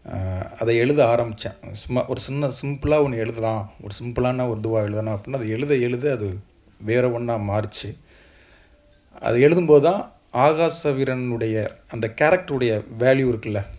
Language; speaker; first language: Tamil; native; Tamil